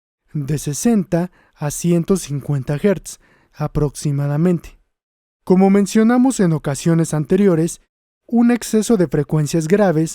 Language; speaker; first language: Spanish; native; Spanish